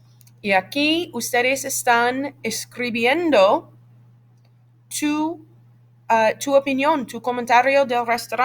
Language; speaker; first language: Spanish; non-native, fluent; English